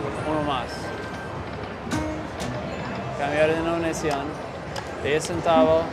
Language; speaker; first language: Spanish; non-native, learner; English